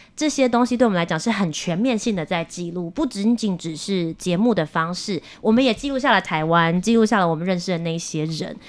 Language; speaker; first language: Chinese; native; Chinese